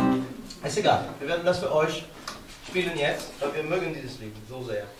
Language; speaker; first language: German; non-native, fluent; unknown